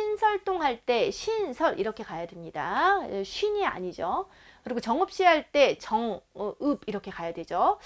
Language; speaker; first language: Korean; native; Korean